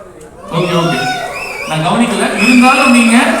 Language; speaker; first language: Tamil; native; Tamil